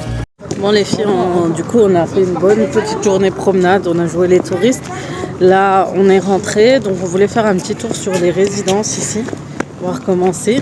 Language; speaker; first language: French; native; French